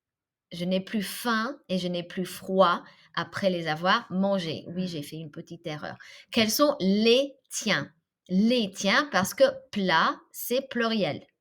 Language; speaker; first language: French; non-native, fluent; English